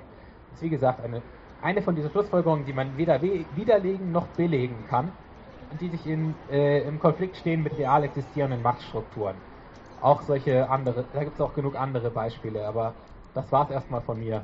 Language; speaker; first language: German; native; German